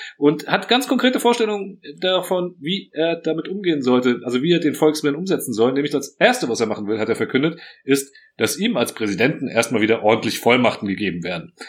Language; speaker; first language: German; early bilingual, other home language; Croatian